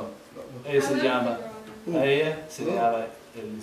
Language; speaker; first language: Spanish; non-native, learner; English